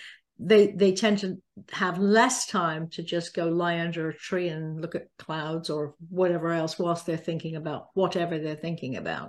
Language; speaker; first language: English; native; English